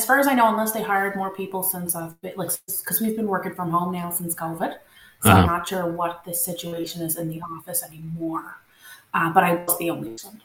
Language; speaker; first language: English; non-native, local second language; French